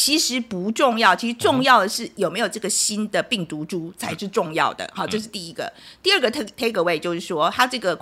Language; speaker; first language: Chinese; native; Chinese